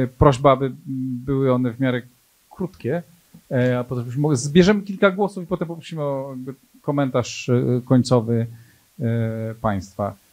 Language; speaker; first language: Polish; native; Polish